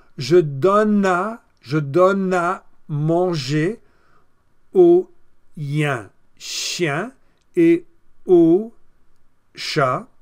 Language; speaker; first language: French; non-native, fluent; English